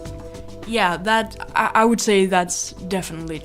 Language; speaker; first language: English; non-native, fluent; Danish